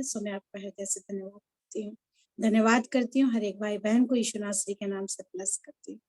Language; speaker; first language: Hindi; native; Hindi